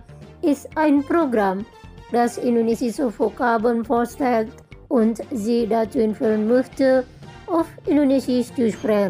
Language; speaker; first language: German; non-native, fluent; Indonesian